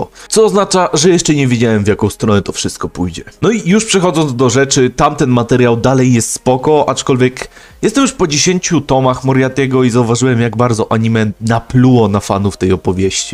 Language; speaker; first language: Polish; native; Polish